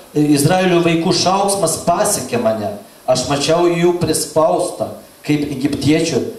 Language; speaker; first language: Lithuanian; non-native, local second language; Russian